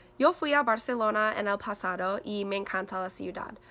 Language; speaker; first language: Spanish; non-native, learner; English